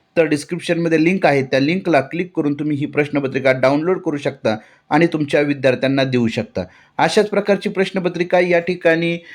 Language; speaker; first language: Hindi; non-native, local second language; Marathi